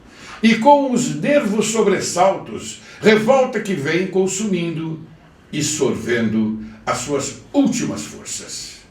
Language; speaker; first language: Portuguese; native; Portuguese